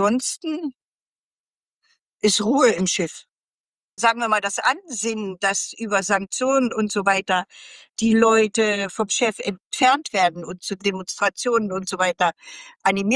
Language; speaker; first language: German; native; German